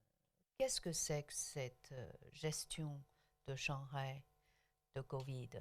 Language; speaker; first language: French; non-native, local second language; Chinese